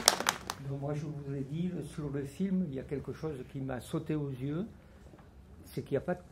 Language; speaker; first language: French; early bilingual, other home language; Spanish